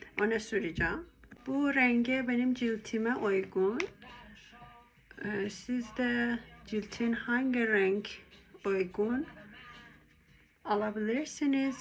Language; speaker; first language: Turkish; non-native, learner; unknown